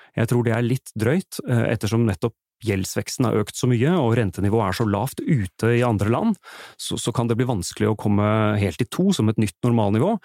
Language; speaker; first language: Norwegian; native; Norwegian